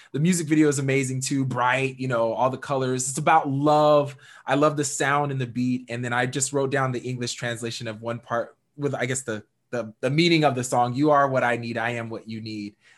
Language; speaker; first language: English; native; English